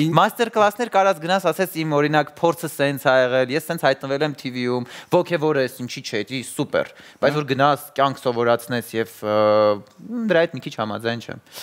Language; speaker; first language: Armenian; native; Armenian